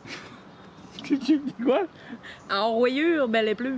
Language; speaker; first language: French; native; French